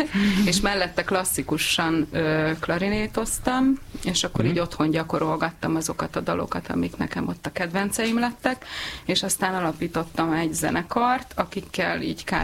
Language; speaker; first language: Hungarian; native; Hungarian